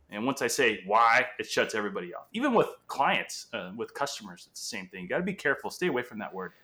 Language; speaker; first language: English; non-native, fluent; Portuguese